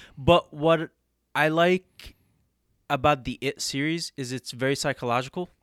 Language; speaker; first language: English; early bilingual, other home language; Arabic